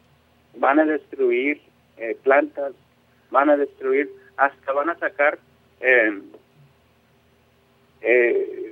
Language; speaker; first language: Spanish; non-native, local second language; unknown